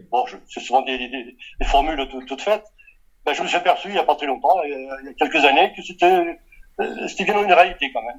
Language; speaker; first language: French; early bilingual, other home language; Portuguese